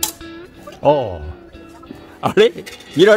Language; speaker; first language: Japanese; native; Japanese